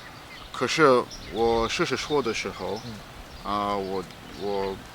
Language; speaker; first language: Chinese; non-native, learner; English